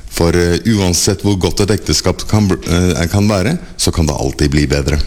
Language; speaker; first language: Norwegian; native; Norwegian